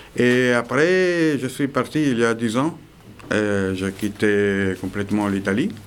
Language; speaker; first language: French; non-native, fluent; Italian